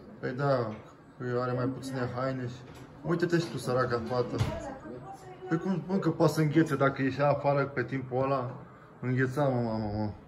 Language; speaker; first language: Romanian; early bilingual, heritage; Romanian